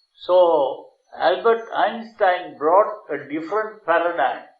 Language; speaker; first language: English; non-native, local second language; Sinhala